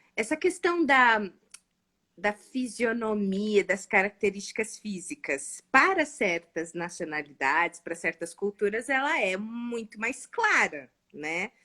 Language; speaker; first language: Portuguese; native; Portuguese